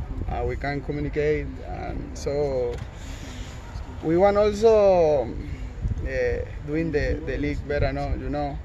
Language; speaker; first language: English; non-native, learner; Spanish